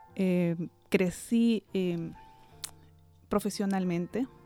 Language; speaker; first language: Spanish; native; Spanish